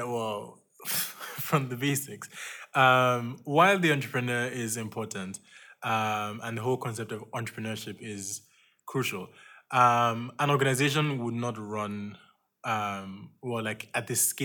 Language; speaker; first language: English; non-native, local second language; Yoruba